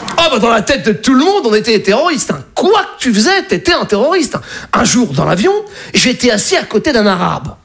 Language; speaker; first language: French; early bilingual, other home language; Arabic